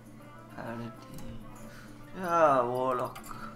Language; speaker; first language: Japanese; non-native, learner; English